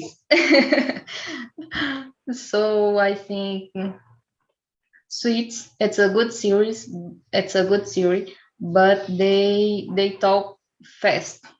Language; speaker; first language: English; non-native, learner; Portuguese